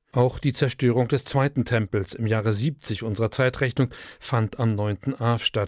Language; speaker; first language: German; native; German